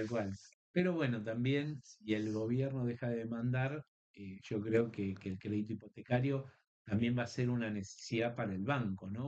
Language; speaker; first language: Spanish; native; Spanish